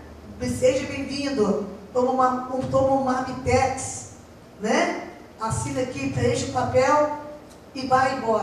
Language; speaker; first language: Portuguese; native; Portuguese